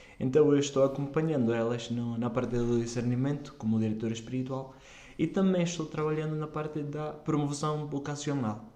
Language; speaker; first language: Portuguese; early bilingual, heritage; Portuguese